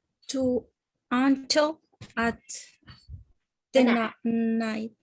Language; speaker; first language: English; non-native, learner; Spanish